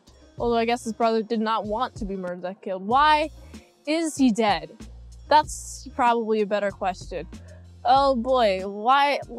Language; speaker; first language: English; native; English